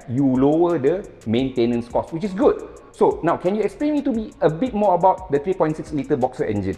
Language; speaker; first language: English; non-native, local second language; Malay